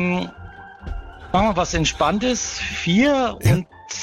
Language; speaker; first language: German; native; German